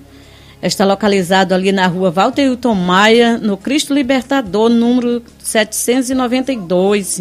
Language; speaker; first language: Portuguese; native; Portuguese